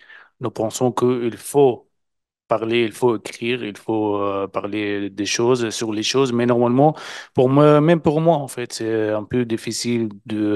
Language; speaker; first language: French; non-native, learner; Arabic